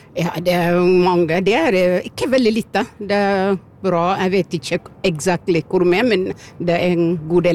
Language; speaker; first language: Norwegian; non-native, learner; Amharic